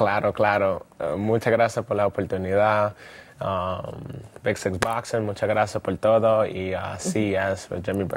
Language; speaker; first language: Spanish; early bilingual, other home language; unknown